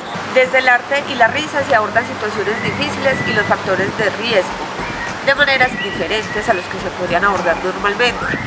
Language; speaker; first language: Spanish; native; Spanish